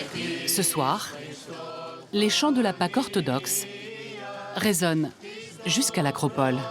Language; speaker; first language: French; native; French